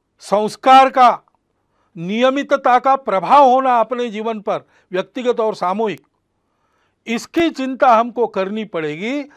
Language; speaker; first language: Hindi; non-native, local second language; Marathi